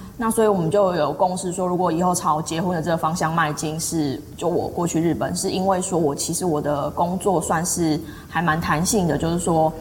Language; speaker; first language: Chinese; native; Chinese